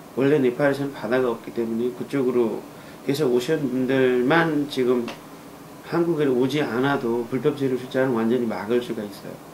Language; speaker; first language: Korean; non-native, fluent; Nepali